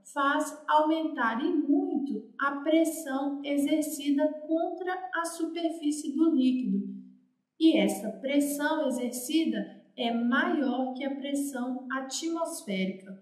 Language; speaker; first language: Portuguese; native; Portuguese